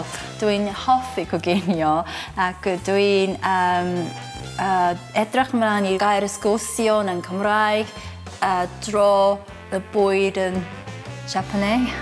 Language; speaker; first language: Welsh; non-native, learner; Japanese